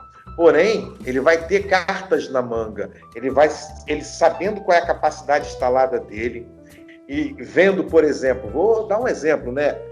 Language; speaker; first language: Portuguese; native; Portuguese